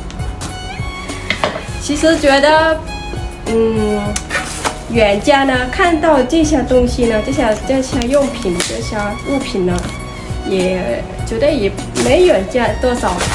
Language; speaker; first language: Chinese; non-native, fluent; Lao